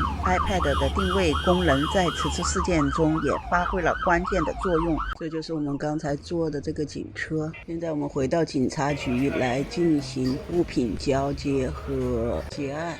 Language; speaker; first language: Chinese; native; Chinese